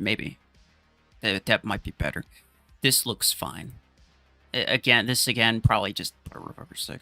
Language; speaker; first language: English; native; English